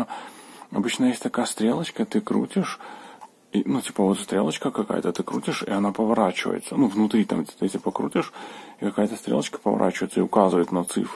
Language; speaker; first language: Russian; native; Russian